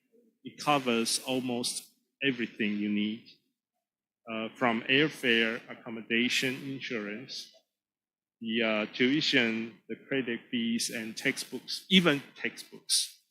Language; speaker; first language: English; non-native, fluent; Chinese